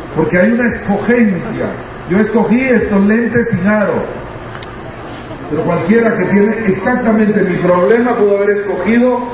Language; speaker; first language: Spanish; non-native, local second language; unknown